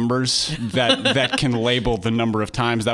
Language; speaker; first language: English; native; English